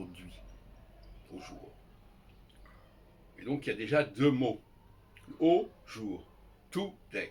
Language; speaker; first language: French; native; French